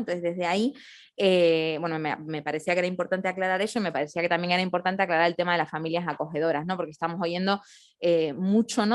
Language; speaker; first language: Spanish; native; Spanish